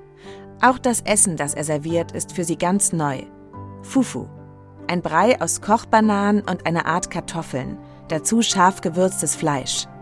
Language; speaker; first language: German; native; German